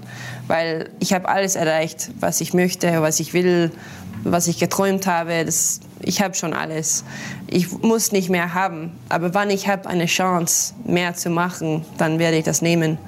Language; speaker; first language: German; non-native, learner; English